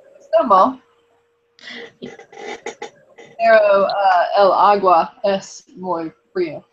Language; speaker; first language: Spanish; non-native, learner; English